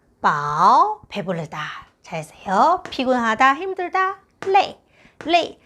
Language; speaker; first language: Korean; non-native, fluent; Chinese